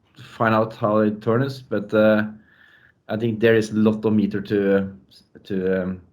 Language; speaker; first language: English; non-native, fluent; Norwegian